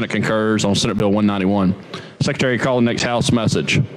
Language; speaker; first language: English; native; English